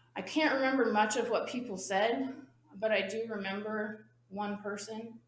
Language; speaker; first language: English; native; English